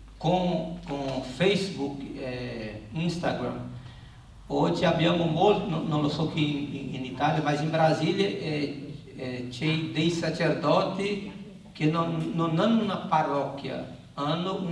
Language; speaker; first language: Italian; non-native, learner; Portuguese